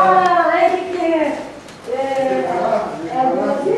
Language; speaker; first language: Greek; non-native, learner; Bulgarian